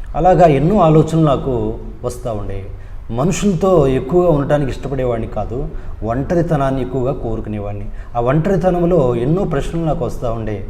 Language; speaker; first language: Telugu; non-native, local second language; Urdu